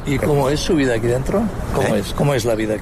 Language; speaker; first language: Spanish; native; Spanish